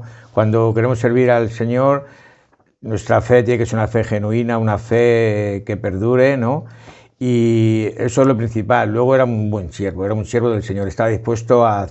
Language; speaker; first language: Spanish; native; Spanish